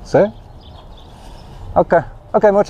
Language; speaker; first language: Spanish; non-native, learner; English